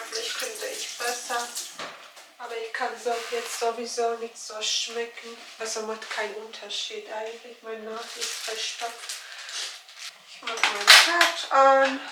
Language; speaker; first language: German; non-native, learner; Turkish